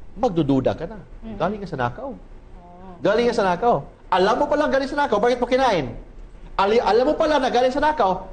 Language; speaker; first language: Filipino; non-native, local second language; Cebuano